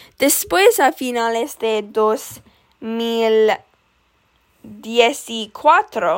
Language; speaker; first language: Spanish; non-native, learner; English